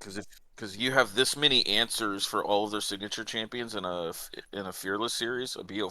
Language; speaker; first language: English; native; English